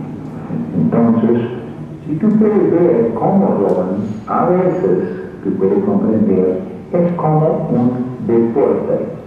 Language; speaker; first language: Spanish; non-native, fluent; English